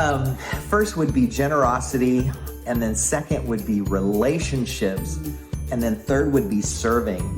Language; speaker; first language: English; native; English